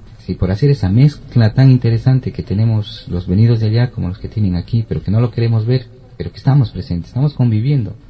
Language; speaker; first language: Spanish; native; Spanish